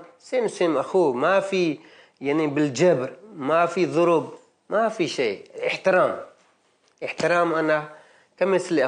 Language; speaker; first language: Arabic; non-native, learner; Baluchi